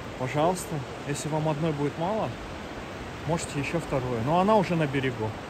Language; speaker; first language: Russian; native; Russian